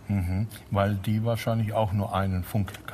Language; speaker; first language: German; native; German